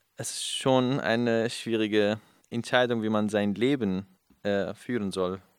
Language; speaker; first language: German; non-native, fluent; Kurdish